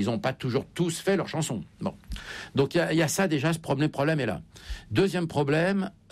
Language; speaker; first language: French; native; French